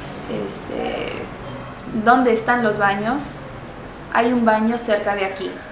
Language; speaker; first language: Spanish; early bilingual, heritage; Spanish